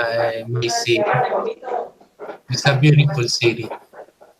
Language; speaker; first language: English; non-native, learner; Spanish